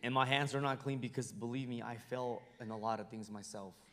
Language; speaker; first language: English; non-native, fluent; Spanish